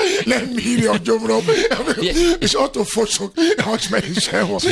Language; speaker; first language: Hungarian; non-native, fluent; Yoruba